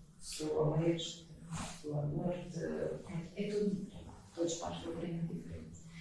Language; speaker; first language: Portuguese; non-native, fluent; Russian